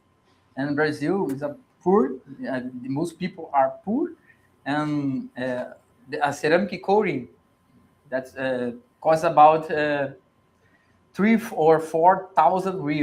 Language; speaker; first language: English; non-native, learner; Portuguese